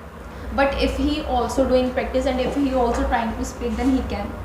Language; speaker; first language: English; non-native, learner; Hindi